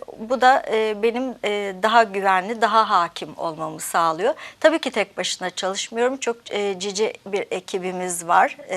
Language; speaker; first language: Turkish; early bilingual, heritage; Turkish